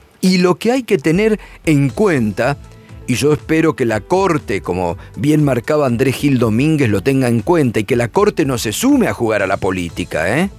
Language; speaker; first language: Spanish; native; Spanish